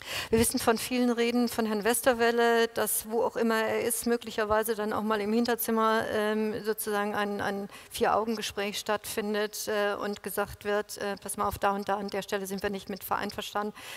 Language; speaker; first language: German; native; German